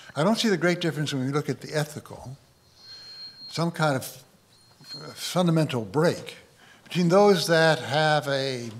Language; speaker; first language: English; native; English